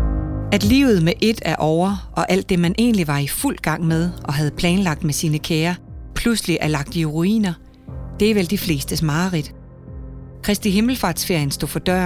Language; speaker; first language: Danish; native; Danish